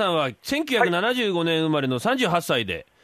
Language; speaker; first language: Japanese; native; Japanese